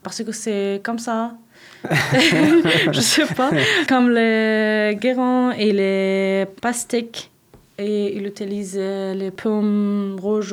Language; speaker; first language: French; non-native, learner; Persian